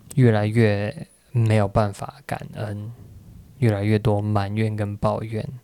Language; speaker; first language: Chinese; early bilingual, other home language; English